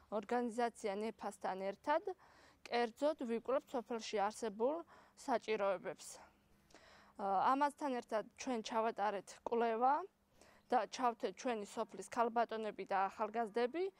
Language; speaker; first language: Georgian; native; Georgian